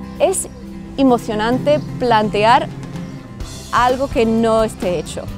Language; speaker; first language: Spanish; non-native, fluent; English